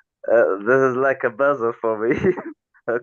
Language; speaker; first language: English; non-native, learner; Arabic